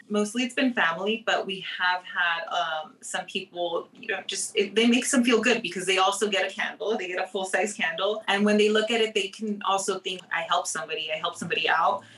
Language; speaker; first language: English; early bilingual, other home language; Spanish